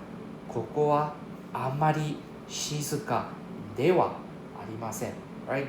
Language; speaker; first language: Japanese; non-native, fluent; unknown